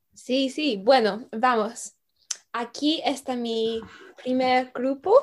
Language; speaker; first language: Spanish; non-native, learner; English